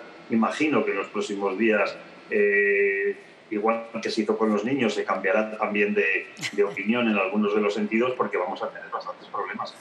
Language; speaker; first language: Spanish; native; Spanish